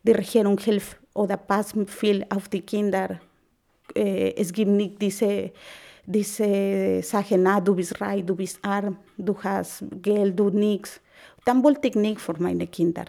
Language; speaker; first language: German; non-native, learner; Spanish